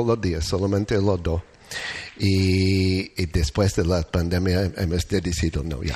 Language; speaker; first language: Spanish; non-native, learner; English